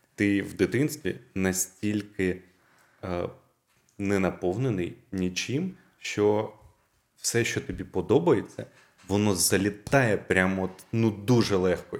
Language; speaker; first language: Ukrainian; non-native, local second language; Russian